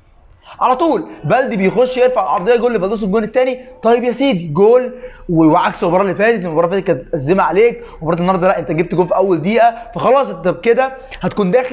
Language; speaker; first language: Arabic; native; Arabic